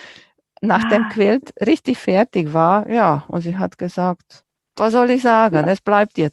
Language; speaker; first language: German; non-native, fluent; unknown